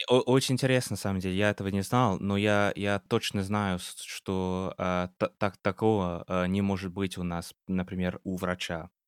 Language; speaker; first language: Russian; non-native, fluent; English